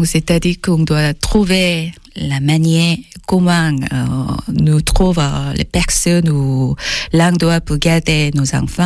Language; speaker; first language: French; non-native, fluent; Korean